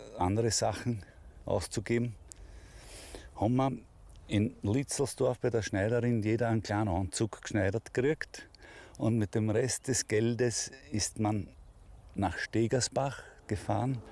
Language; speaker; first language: German; non-native, local second language; Croatian